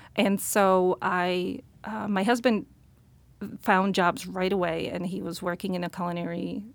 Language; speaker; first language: English; non-native, fluent; Slovak